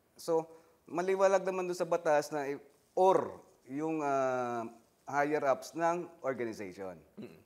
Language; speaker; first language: Filipino; native; Filipino